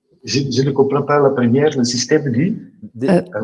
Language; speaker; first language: French; non-native, learner; Portuguese